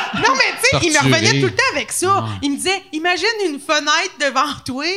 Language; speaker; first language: French; native; French